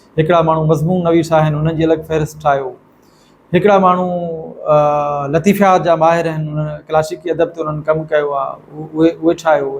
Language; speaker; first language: Sindhi; native; Sindhi